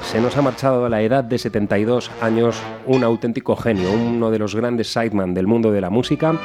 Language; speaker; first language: Spanish; native; Spanish